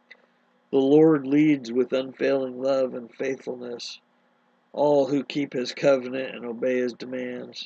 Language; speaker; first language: English; native; English